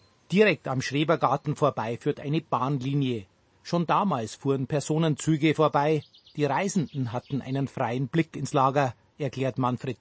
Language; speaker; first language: German; native; German